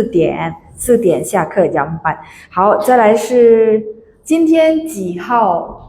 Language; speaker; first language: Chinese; non-native, fluent; Indonesian